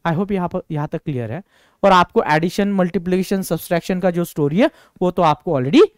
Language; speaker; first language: Hindi; non-native, local second language; Marathi